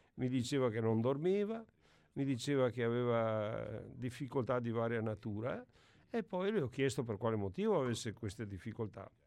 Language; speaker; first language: Italian; native; Italian